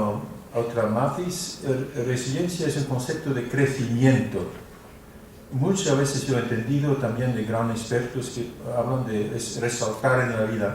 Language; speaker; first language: Spanish; non-native, fluent; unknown